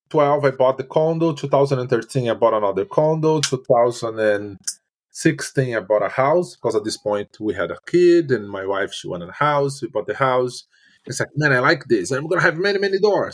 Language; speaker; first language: English; non-native, fluent; Portuguese